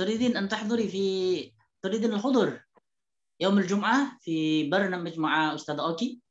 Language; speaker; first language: Arabic; non-native, fluent; Indonesian